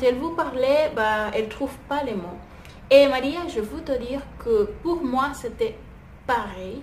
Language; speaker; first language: French; non-native, fluent; Spanish